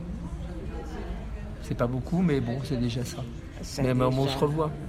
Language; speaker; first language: French; native; French